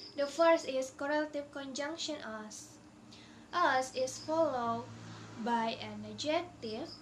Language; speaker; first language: English; non-native, learner; Indonesian